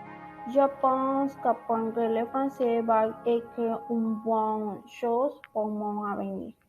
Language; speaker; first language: French; non-native, learner; Spanish